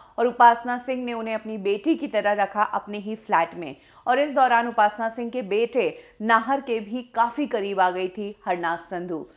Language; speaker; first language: Hindi; native; Hindi